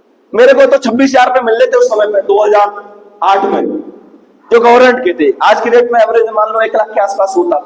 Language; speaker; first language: Hindi; native; Hindi